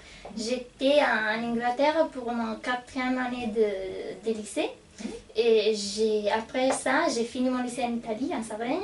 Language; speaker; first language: French; non-native, fluent; Italian